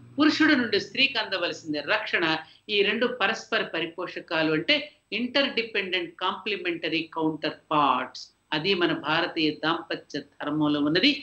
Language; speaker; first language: Telugu; native; Telugu